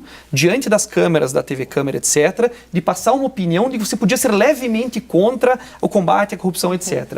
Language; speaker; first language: Portuguese; native; Portuguese